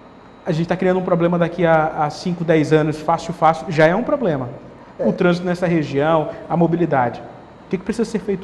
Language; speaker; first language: Portuguese; native; Portuguese